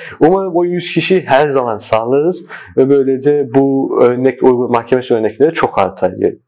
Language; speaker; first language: Turkish; early bilingual, heritage; Turkish